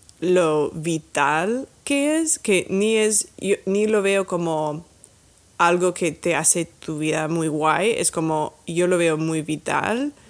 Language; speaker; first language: Spanish; non-native, fluent; English